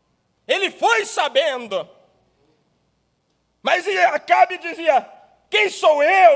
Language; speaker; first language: Portuguese; native; Portuguese